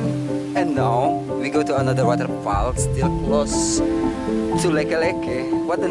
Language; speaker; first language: English; non-native, learner; Indonesian